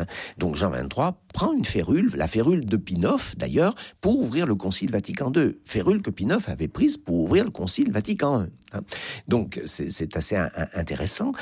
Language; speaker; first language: French; native; French